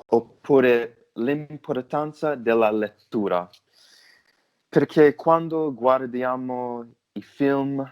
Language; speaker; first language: Italian; non-native, learner; English